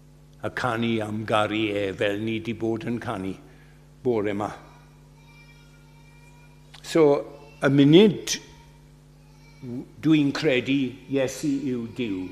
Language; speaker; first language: Welsh; non-native, fluent; English